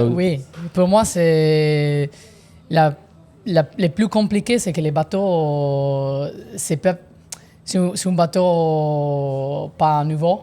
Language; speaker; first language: French; non-native, learner; Italian